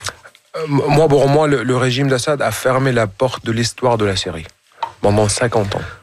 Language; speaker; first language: French; non-native, fluent; Arabic